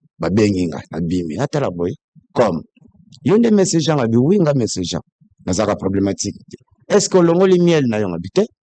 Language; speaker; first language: Lingala; non-native, local second language; Kongo